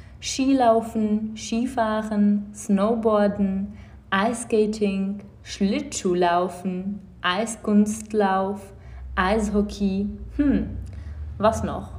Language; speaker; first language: German; non-native, fluent; Czech